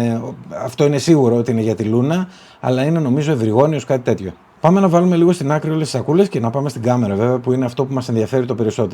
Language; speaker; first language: Greek; native; Greek